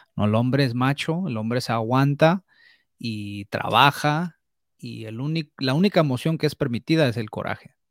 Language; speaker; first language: Spanish; early bilingual, heritage; Spanish